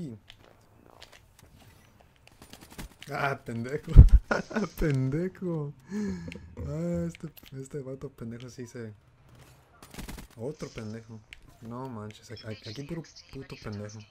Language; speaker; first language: Spanish; native; Spanish